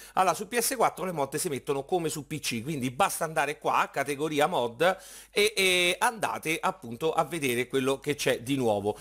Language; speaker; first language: Italian; native; Italian